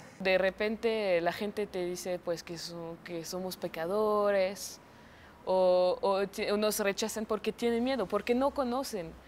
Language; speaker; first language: Spanish; non-native, fluent; French